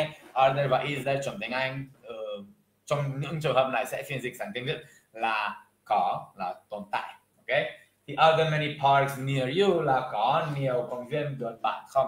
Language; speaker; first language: Vietnamese; non-native, fluent; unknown